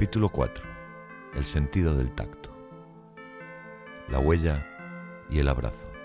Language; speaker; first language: Spanish; native; Spanish